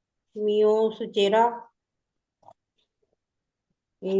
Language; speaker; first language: Italian; non-native, learner; Punjabi